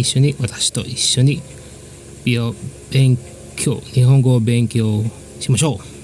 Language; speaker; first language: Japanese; non-native, fluent; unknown